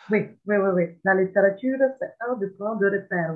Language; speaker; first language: French; non-native, fluent; Ukrainian